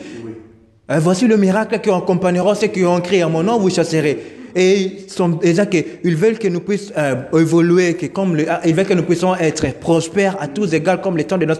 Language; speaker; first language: French; non-native, local second language; Lingala